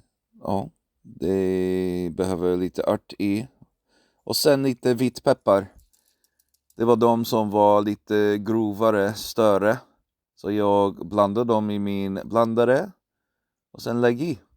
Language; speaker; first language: Swedish; non-native, fluent; English